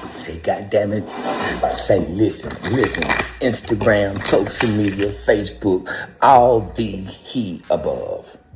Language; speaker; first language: English; native; English